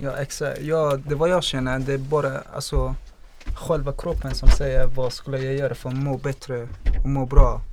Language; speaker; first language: Swedish; non-native, fluent; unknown